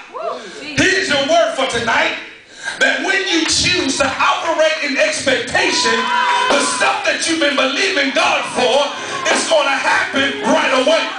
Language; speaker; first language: English; native; English